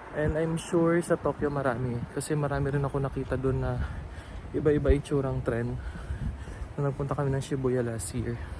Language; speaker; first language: Filipino; native; Filipino